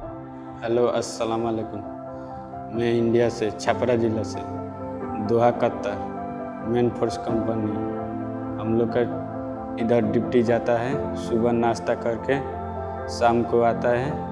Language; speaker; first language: Hindi; non-native, local second language; Bhojpuri